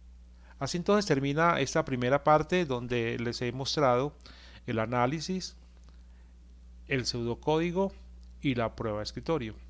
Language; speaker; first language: Spanish; native; Spanish